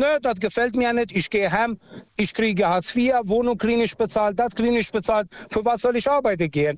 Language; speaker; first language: German; non-native, local second language; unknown